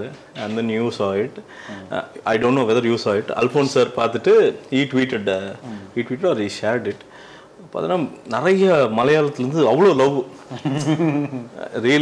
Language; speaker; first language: Tamil; native; Tamil